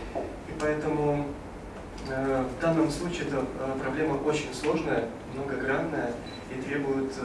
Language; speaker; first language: Russian; native; Russian